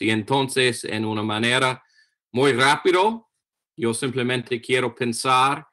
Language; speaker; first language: Spanish; non-native, learner; English